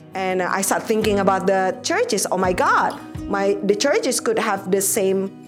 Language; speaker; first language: English; non-native, fluent; Indonesian